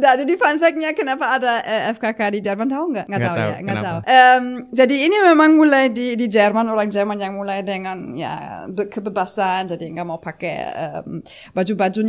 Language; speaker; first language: Indonesian; non-native, fluent; German